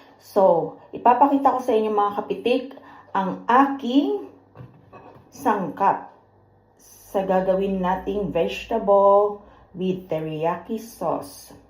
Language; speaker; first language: Filipino; non-native, local second language; Cebuano